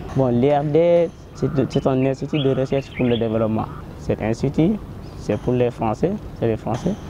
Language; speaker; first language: French; non-native, local second language; Wolof